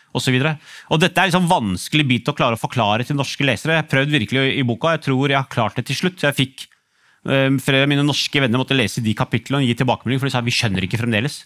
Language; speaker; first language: Norwegian; early bilingual, other home language; Urdu